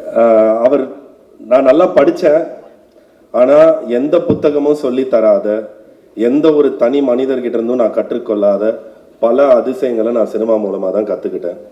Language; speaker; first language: Tamil; native; Tamil